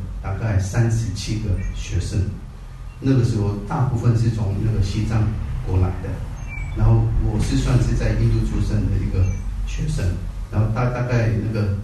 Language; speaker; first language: Chinese; non-native, learner; Tibetan